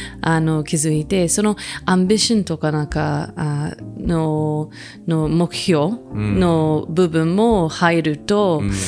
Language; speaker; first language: Japanese; non-native, fluent; English